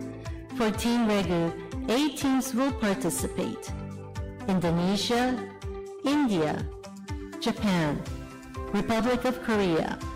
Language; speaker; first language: English; non-native, fluent; Japanese